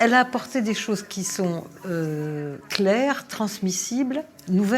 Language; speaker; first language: French; native; French